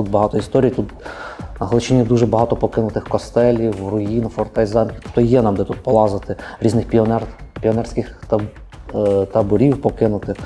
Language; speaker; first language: Ukrainian; native; Ukrainian